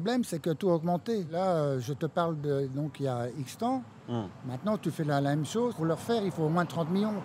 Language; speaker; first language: French; native; French